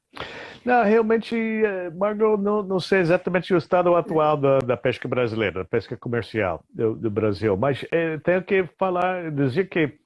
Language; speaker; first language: Portuguese; non-native, fluent; English